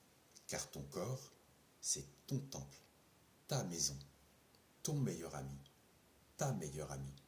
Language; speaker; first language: French; native; French